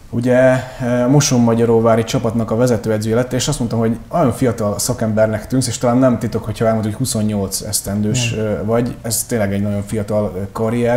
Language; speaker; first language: Hungarian; native; Hungarian